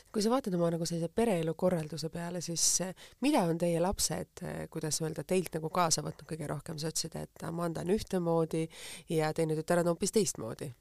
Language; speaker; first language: Estonian; native; Estonian